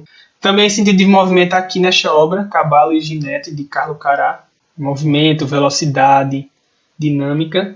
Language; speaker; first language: Portuguese; native; Portuguese